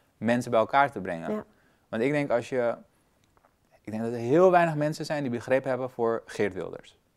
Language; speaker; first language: Dutch; early bilingual, other home language; Persian